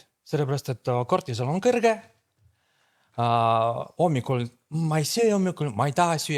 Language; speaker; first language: Estonian; non-native, fluent; Russian